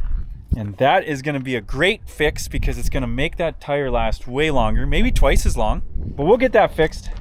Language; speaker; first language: English; native; English